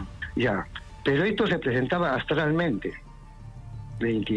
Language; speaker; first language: Spanish; native; Spanish